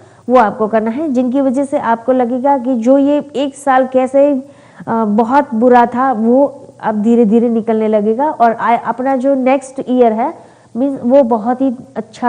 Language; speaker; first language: Hindi; non-native, local second language; Gujarati